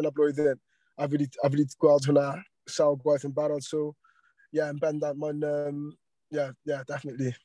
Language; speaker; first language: Welsh; non-native, local second language; English